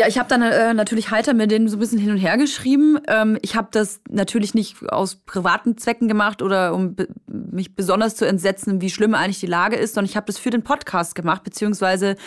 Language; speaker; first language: German; native; German